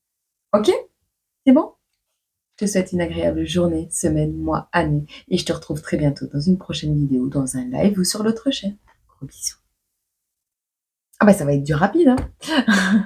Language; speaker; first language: French; native; French